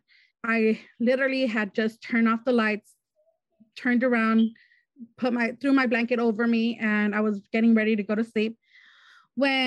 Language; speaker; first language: English; native; English